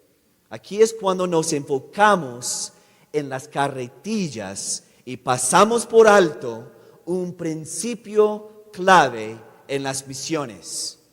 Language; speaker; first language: Spanish; non-native, fluent; English